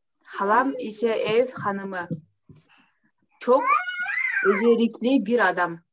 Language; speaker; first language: Turkish; non-native, learner; Kyrgyz